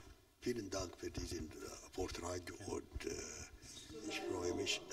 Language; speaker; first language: German; non-native, fluent; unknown